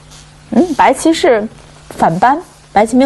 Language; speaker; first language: Chinese; native; Chinese